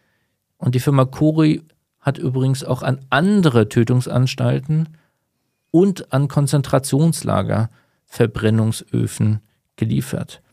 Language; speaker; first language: German; native; German